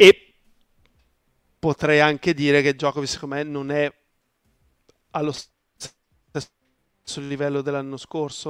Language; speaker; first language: Italian; native; Italian